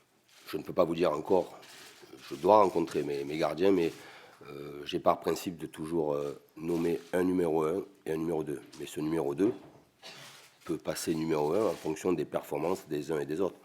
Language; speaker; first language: French; native; French